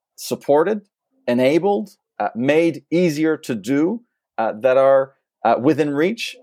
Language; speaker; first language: English; early bilingual, other home language; French